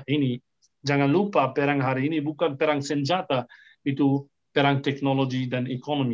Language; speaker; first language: Indonesian; non-native, fluent; Arabic